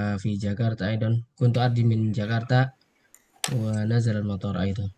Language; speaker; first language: Arabic; non-native, fluent; Indonesian